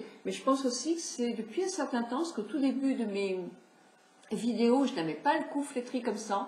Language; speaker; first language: French; native; French